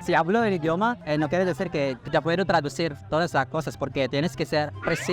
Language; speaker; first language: Spanish; non-native, fluent; Filipino